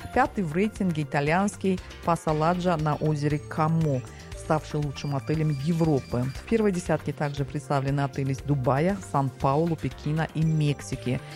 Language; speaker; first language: Russian; non-native, local second language; Tajik